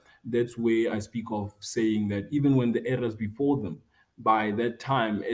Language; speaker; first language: English; non-native, local second language; Tswana